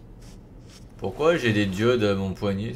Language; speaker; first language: French; native; French